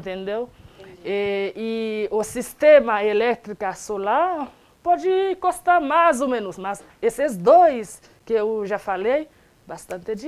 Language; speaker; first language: Portuguese; non-native, learner; Haitian Creole